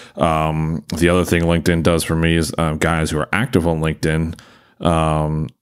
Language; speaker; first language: English; native; English